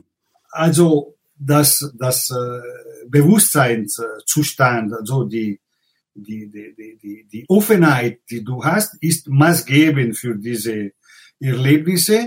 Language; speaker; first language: German; non-native, fluent; Italian